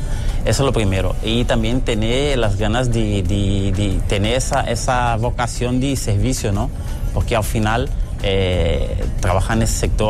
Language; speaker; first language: Spanish; early bilingual, heritage; Portuguese